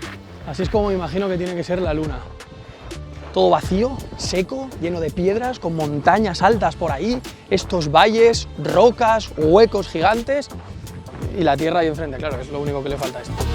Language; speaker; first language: Spanish; native; Spanish